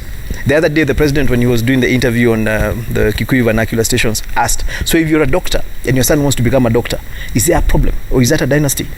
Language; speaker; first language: English; non-native, local second language; Kikuyu